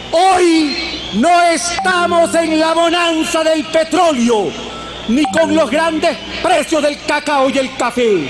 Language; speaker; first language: Spanish; native; Spanish